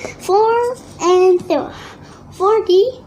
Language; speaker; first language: English; non-native, learner; Thai